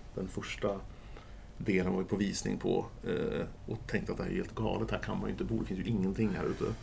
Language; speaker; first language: Swedish; native; Swedish